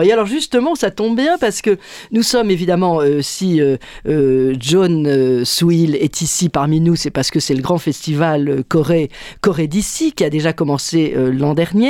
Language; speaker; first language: French; native; French